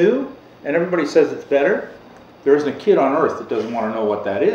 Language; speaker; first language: English; native; English